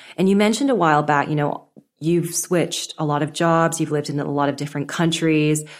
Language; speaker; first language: English; native; English